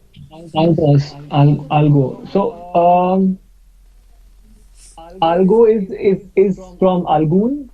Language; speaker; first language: Spanish; non-native, learner; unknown